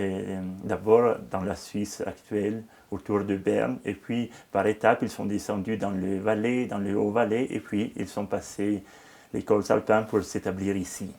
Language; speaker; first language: French; non-native, local second language; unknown